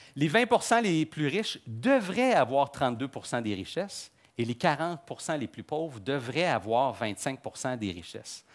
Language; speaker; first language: French; native; French